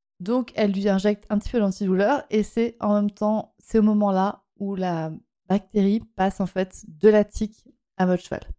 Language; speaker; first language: French; native; French